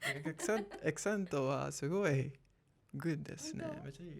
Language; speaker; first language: Japanese; non-native, learner; English